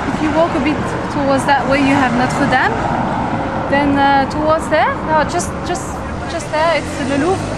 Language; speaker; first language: English; non-native, fluent; French